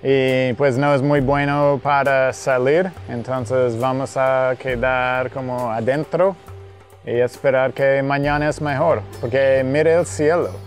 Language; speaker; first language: Spanish; non-native, fluent; English